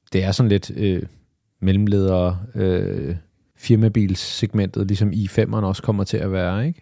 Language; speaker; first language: Danish; early bilingual, other home language; Arabic